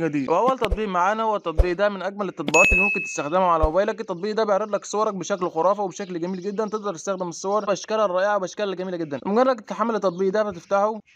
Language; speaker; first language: Arabic; native; Arabic